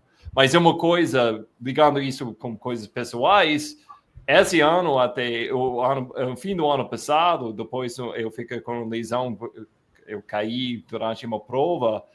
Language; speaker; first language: Portuguese; non-native, fluent; English